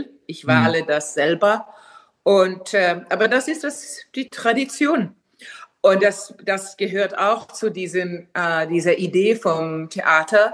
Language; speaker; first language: German; non-native, fluent; Finnish